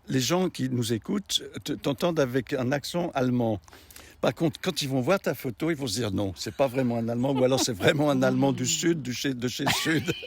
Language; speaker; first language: French; native; French